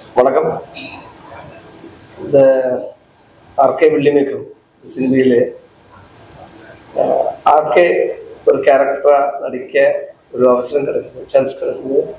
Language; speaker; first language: Tamil; non-native, local second language; Malayalam